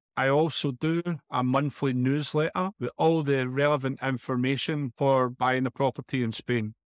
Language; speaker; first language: English; native; English